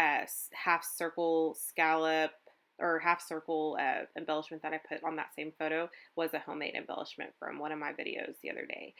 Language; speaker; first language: English; native; English